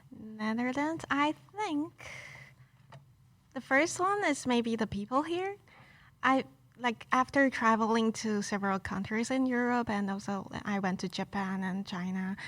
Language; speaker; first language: English; non-native, local second language; Chinese